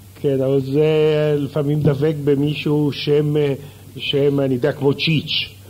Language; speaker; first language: Hebrew; early bilingual, other home language; Russian